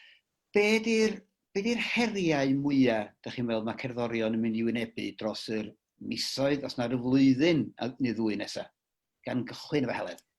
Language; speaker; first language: Welsh; native; Welsh